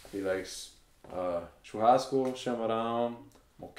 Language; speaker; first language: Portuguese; non-native, fluent; English